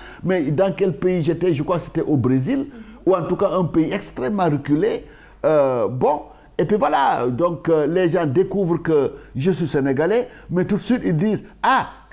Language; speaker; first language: French; non-native, local second language; Wolof